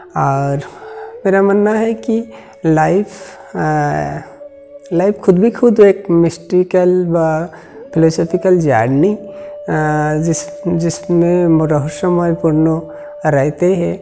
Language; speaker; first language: Hindi; non-native, local second language; Bangla